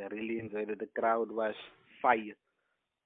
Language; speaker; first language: English; non-native, local second language; Afrikaans